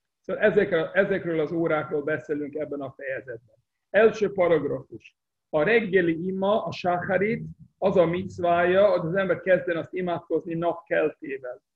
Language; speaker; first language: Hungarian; early bilingual, heritage; Hungarian